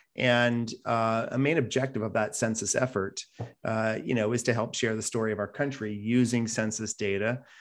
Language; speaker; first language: English; native; English